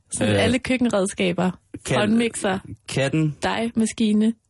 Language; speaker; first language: Danish; native; Danish